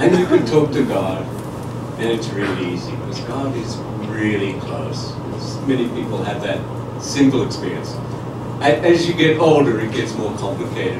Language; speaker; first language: English; native; English